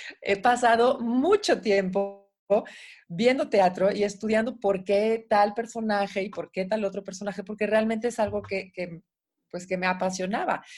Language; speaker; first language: Spanish; non-native, fluent; French